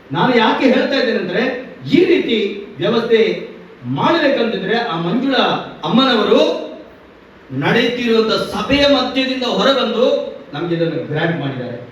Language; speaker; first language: Kannada; non-native, local second language; Tulu